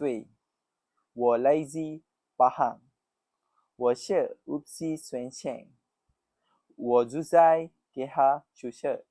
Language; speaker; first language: Chinese; non-native, learner; Malay